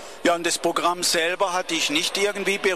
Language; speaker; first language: German; native; German